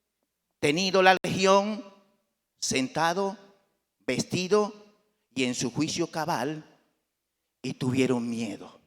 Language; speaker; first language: Spanish; native; Spanish